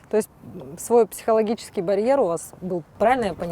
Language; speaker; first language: Russian; native; Russian